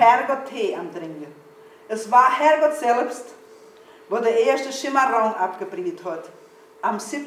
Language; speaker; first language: German; early bilingual, heritage; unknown